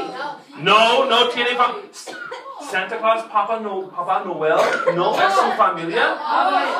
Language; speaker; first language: Spanish; non-native, fluent; English